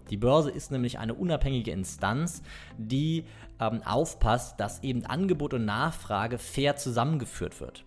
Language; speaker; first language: German; native; German